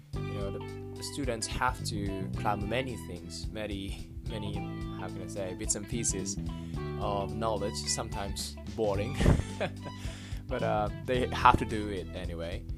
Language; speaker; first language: English; non-native, fluent; Japanese